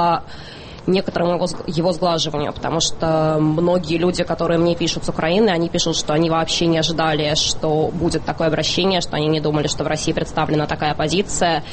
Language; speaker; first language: Russian; native; Russian